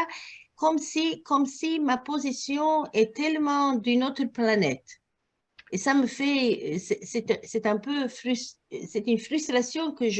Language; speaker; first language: French; non-native, learner; Croatian